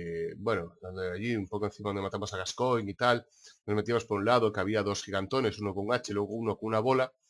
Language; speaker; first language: Spanish; native; Spanish